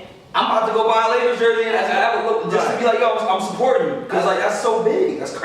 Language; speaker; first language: English; native; English